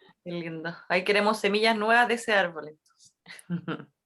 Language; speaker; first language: Spanish; native; Spanish